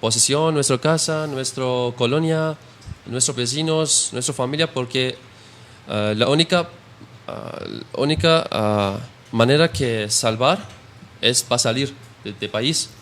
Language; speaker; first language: Spanish; non-native, learner; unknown